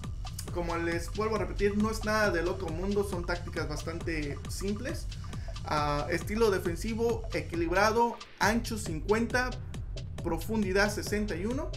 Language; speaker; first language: Spanish; native; Spanish